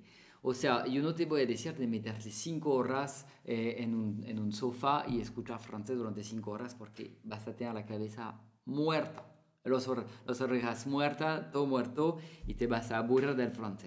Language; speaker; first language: Spanish; non-native, fluent; French